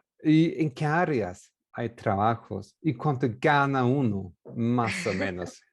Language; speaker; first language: Spanish; non-native, fluent; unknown